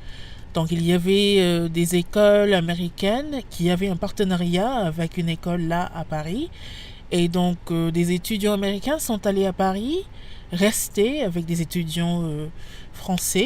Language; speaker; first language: French; non-native, fluent; English